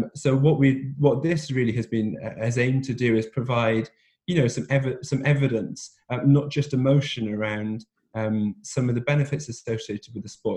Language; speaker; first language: English; native; English